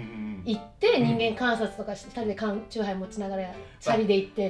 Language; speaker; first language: Japanese; native; Japanese